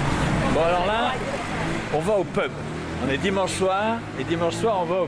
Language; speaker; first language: French; native; French